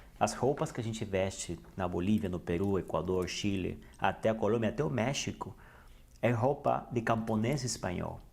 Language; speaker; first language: Portuguese; non-native, fluent; Spanish